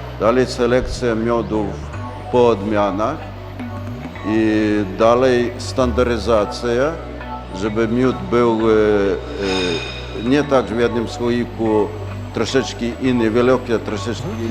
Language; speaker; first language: Polish; non-native, learner; Ukrainian